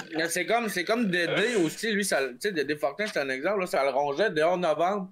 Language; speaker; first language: French; native; French